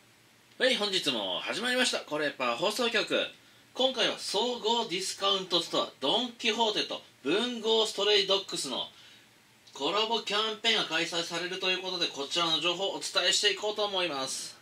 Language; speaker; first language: Japanese; native; Japanese